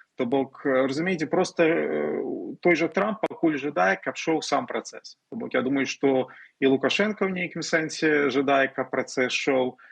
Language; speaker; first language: Belarusian; non-native, local second language; Russian